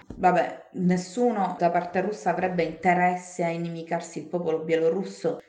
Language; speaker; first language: Italian; native; Italian